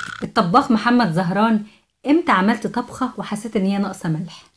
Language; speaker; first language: Arabic; native; Arabic